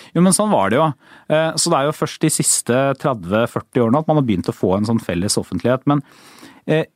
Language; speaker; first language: Norwegian; native; Norwegian